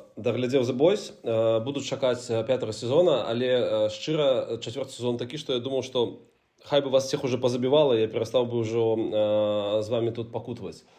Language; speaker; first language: Belarusian; non-native, local second language; Russian